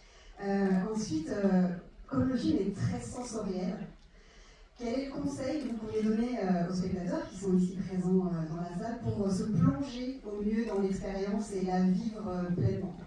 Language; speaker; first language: French; native; French